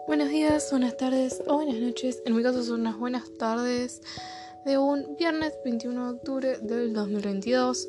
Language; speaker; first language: Spanish; native; Spanish